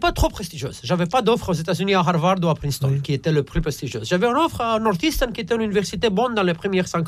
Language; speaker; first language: French; non-native, fluent; Romanian